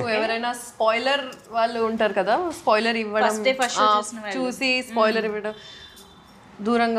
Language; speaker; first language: Telugu; non-native, local second language; Urdu